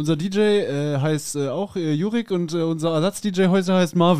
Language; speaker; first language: German; native; German